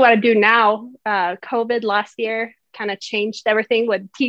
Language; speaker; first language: English; non-native, fluent; Swedish